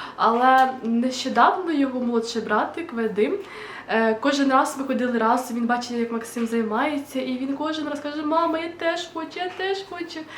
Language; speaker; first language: Ukrainian; non-native, local second language; Russian